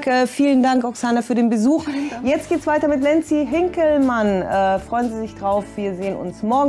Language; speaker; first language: German; native; German